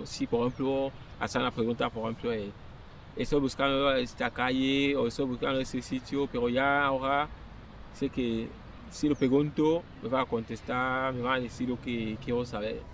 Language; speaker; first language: Spanish; non-native, fluent; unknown